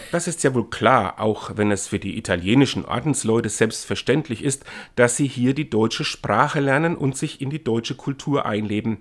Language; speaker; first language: German; native; German